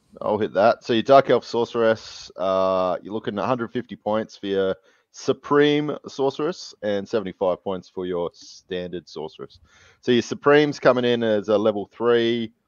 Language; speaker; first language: English; native; English